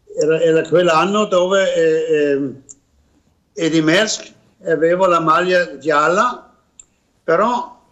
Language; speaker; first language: Italian; non-native, learner; Danish